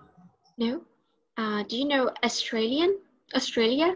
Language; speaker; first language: English; non-native, learner; Vietnamese